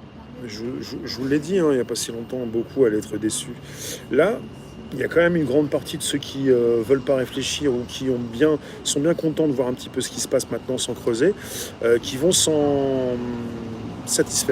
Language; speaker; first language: French; native; French